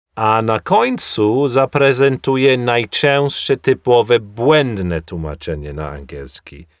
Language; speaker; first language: Polish; non-native, fluent; English